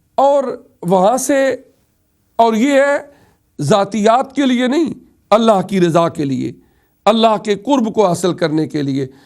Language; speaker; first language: Urdu; non-native, local second language; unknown